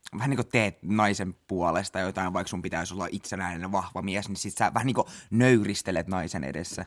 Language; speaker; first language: Finnish; native; Finnish